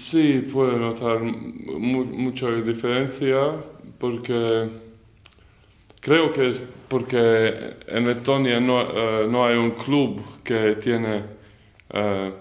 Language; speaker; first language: Spanish; non-native, learner; Latvian